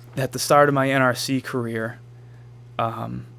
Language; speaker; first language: English; native; English